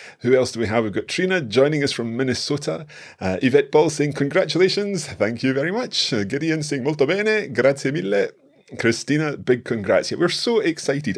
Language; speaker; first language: English; native; English